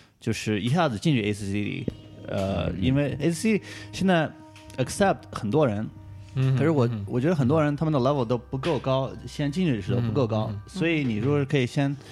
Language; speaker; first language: Chinese; early bilingual, heritage; Chinese